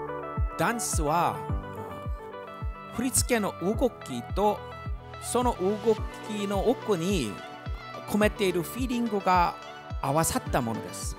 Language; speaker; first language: Japanese; non-native, learner; Korean